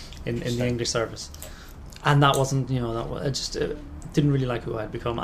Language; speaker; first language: English; native; English